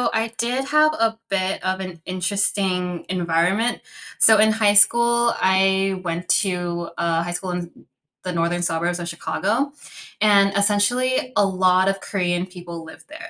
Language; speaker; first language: English; early bilingual, other home language; Cantonese